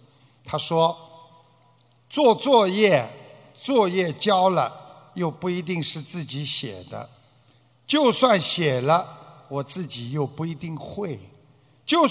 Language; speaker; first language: Chinese; native; Chinese